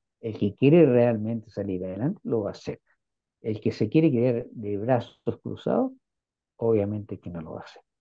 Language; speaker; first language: Spanish; native; Spanish